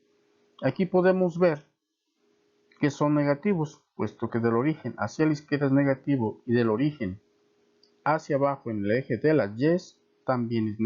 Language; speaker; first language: Spanish; native; Spanish